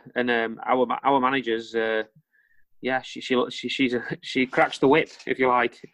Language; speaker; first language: English; native; English